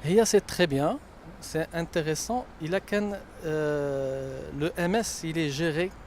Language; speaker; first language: French; non-native, local second language; Arabic